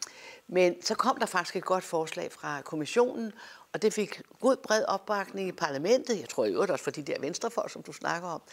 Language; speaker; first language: Danish; native; Danish